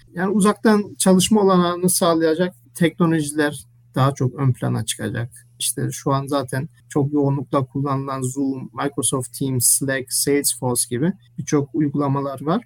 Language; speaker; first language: Turkish; early bilingual, heritage; Turkish